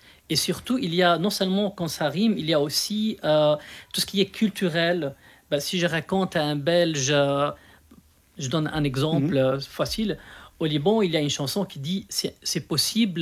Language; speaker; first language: French; non-native, local second language; Arabic